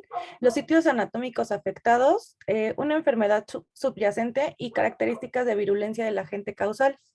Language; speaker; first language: Spanish; native; Spanish